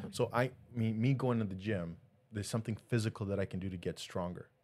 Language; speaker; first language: English; early bilingual, other home language; Spanish